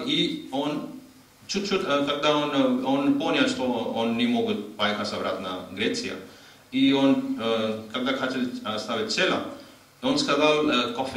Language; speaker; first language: Russian; non-native, learner; Hindi